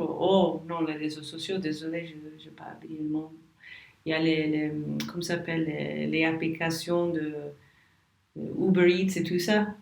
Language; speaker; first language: French; non-native, learner; English